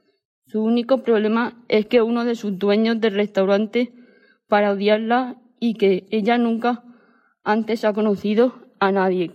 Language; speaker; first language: Spanish; native; Spanish